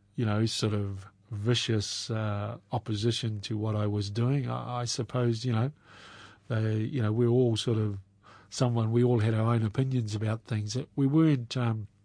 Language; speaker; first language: English; native; English